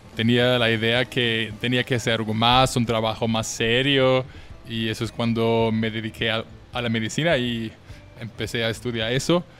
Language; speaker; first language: Spanish; non-native, fluent; German